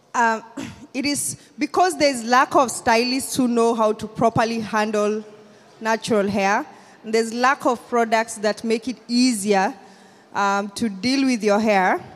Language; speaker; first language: English; non-native, local second language; Kikuyu